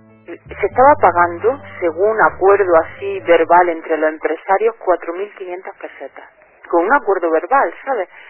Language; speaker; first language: Spanish; native; Spanish